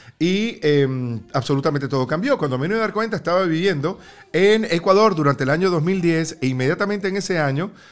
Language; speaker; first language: Spanish; native; Spanish